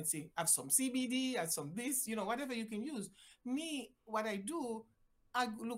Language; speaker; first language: English; non-native, fluent; Haitian Creole